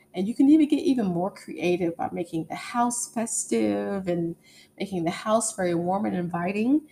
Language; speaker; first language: English; native; English